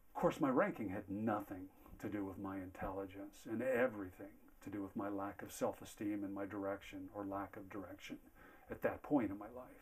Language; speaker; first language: English; native; English